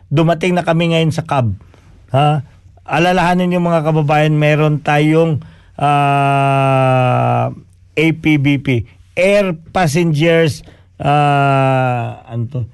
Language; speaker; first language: Filipino; native; Filipino